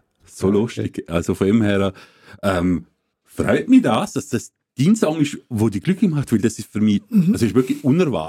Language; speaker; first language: German; native; German